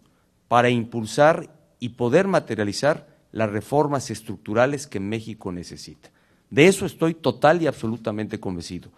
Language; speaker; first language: Spanish; native; Spanish